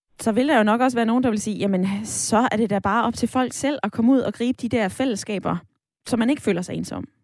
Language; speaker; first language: Danish; native; Danish